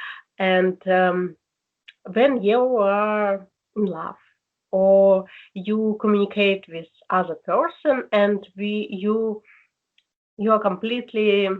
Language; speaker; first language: English; non-native, learner; Russian